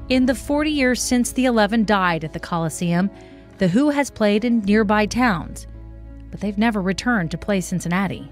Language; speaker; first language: English; native; English